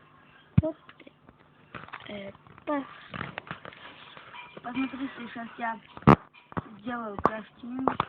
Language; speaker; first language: Russian; non-native, learner; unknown